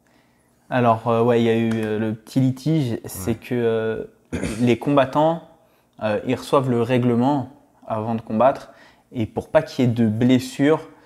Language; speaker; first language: French; native; French